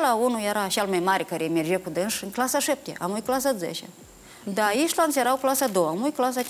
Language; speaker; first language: Romanian; native; Romanian